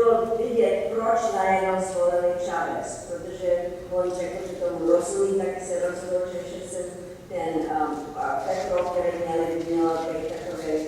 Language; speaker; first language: Czech; early bilingual, heritage; Czech